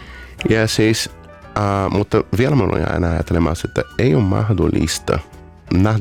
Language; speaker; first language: Finnish; non-native, fluent; Portuguese